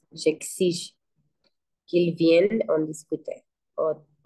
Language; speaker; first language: French; non-native, learner; Spanish